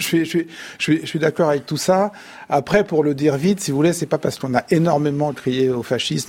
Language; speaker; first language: French; native; French